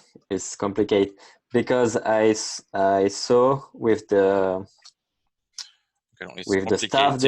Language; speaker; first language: English; non-native, learner; French